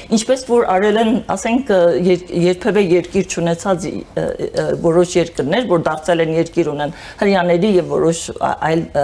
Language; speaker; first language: Armenian; early bilingual, heritage; Armenian